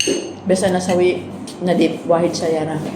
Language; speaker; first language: Arabic; non-native, learner; Filipino